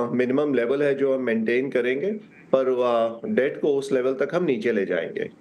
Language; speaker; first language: Hindi; native; Hindi